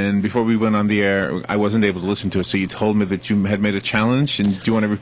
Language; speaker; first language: English; native; English